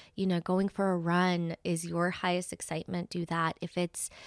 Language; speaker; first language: English; early bilingual, other home language; Spanish